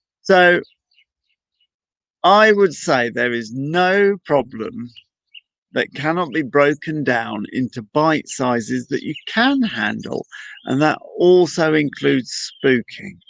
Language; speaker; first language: English; native; English